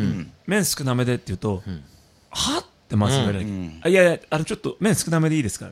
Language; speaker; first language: Japanese; native; Japanese